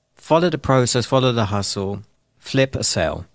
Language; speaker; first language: English; native; English